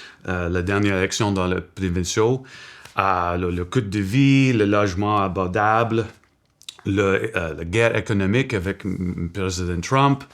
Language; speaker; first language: French; non-native, local second language; English